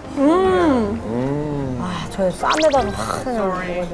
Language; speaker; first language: Korean; native; Korean